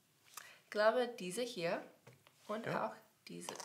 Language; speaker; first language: German; non-native, learner; English